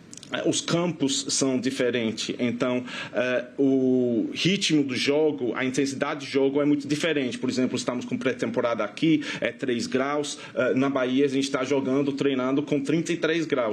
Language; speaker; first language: Portuguese; non-native, fluent; English